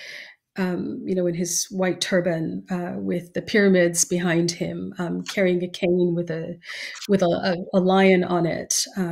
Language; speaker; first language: English; native; English